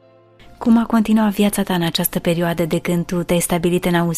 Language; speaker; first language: Romanian; native; Romanian